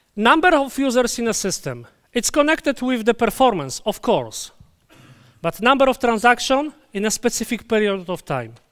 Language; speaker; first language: English; non-native, fluent; Polish